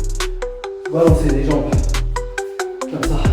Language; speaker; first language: French; native; French